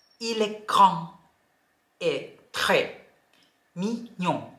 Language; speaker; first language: French; non-native, fluent; Thai